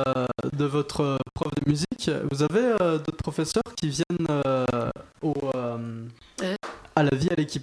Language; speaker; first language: French; native; French